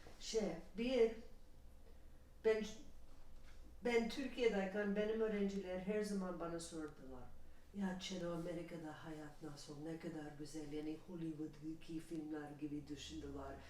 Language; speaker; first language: Turkish; non-native, learner; English